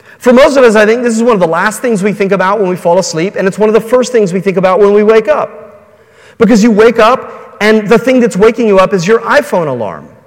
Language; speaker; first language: English; native; English